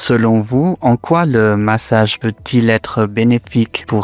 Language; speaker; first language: French; native; French